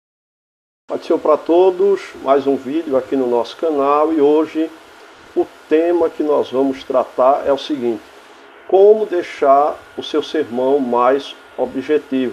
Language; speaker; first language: Portuguese; native; Portuguese